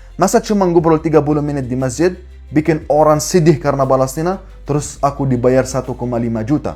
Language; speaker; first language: Indonesian; non-native, fluent; Arabic